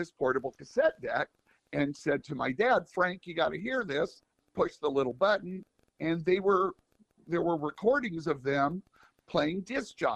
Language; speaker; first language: English; native; English